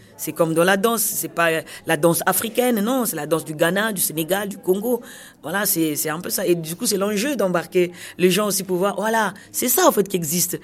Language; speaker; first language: French; non-native, local second language; Kongo